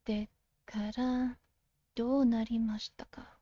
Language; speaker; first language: Japanese; non-native, learner; English